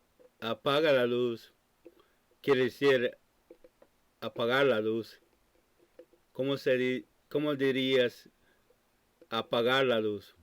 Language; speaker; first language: Spanish; non-native, fluent; English